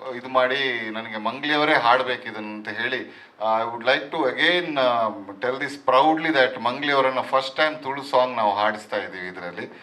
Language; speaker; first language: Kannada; non-native, local second language; Tulu